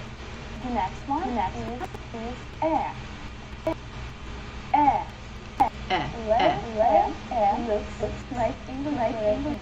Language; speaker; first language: English; non-native, learner; Ukrainian